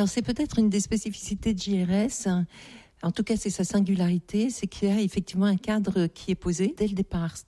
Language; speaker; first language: French; native; French